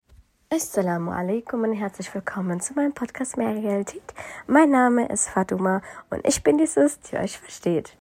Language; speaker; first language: German; early bilingual, other home language; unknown